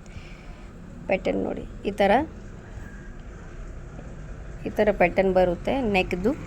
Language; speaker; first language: Kannada; non-native, local second language; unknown